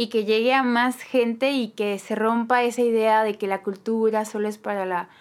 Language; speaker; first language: Spanish; native; Spanish